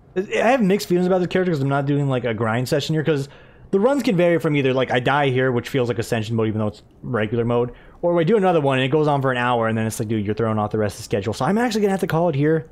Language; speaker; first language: English; native; English